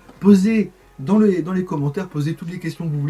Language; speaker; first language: French; native; French